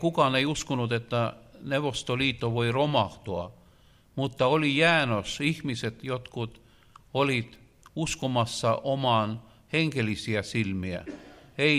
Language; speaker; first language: Finnish; non-native, learner; Russian